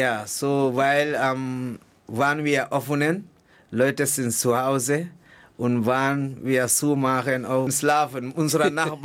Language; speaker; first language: German; non-native, learner; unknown